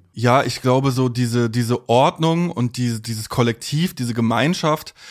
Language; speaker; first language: German; native; German